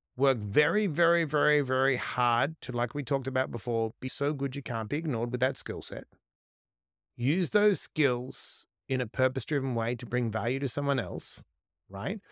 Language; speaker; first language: English; native; English